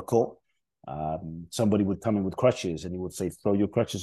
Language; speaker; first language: English; native; English